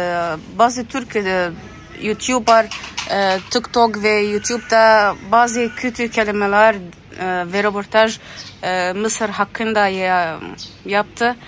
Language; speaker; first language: Turkish; non-native, learner; Arabic